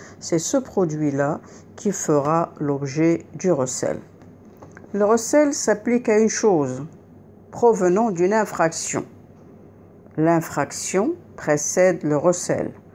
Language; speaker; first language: French; non-native, local second language; Arabic